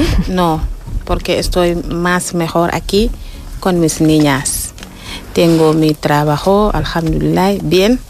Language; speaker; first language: Spanish; non-native, learner; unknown